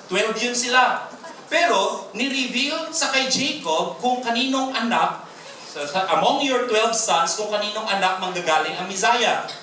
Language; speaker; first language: Filipino; non-native, local second language; Hiligaynon